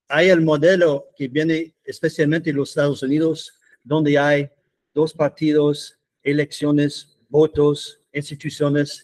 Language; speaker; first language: Spanish; non-native, fluent; English